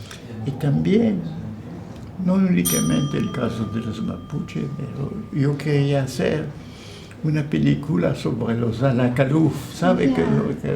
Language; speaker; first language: Spanish; non-native, fluent; French